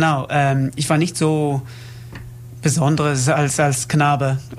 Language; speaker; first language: German; non-native, learner; English